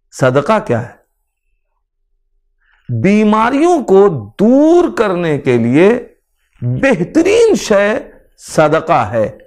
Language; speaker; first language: Hindi; native; Hindi